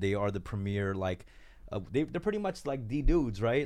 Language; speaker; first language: English; early bilingual, other home language; Korean